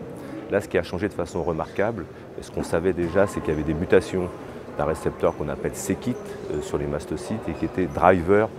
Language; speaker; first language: French; native; French